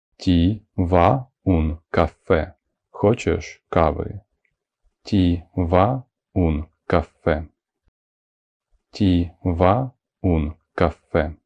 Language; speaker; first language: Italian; non-native, fluent; Ukrainian